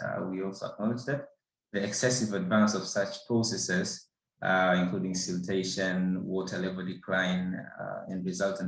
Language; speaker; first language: English; non-native, local second language; Swahili